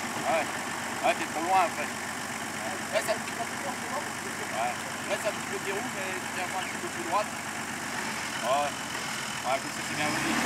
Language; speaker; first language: French; native; French